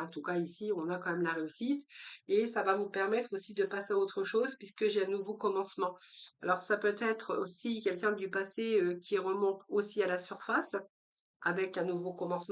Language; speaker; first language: French; native; French